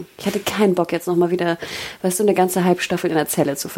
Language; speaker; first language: German; native; German